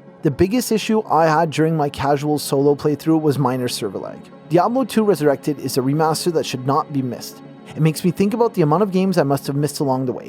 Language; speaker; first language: English; native; English